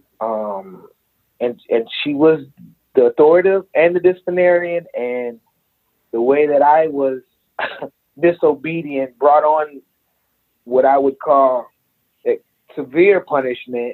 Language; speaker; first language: English; native; English